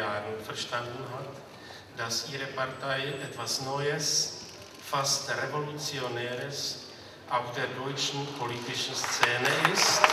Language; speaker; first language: German; non-native, fluent; Czech